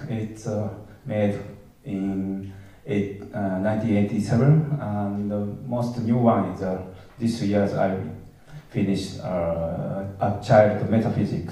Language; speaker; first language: English; non-native, learner; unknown